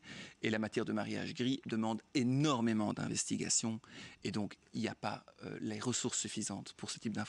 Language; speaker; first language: French; native; French